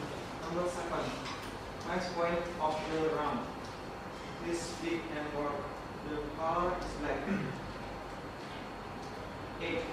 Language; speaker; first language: English; non-native, learner; Indonesian